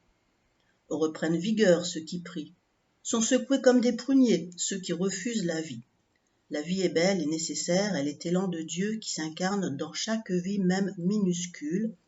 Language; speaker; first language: French; native; French